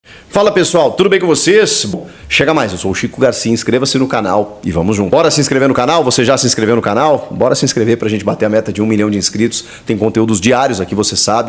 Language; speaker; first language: Portuguese; native; Portuguese